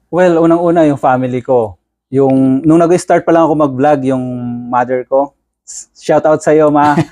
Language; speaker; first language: Filipino; non-native, local second language; Bikol